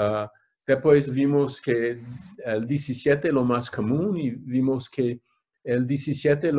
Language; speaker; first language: Spanish; non-native, fluent; English